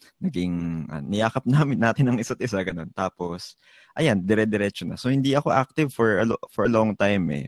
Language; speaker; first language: Filipino; native; Filipino